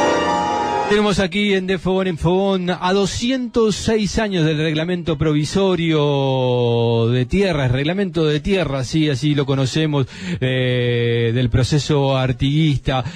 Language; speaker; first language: Spanish; native; Spanish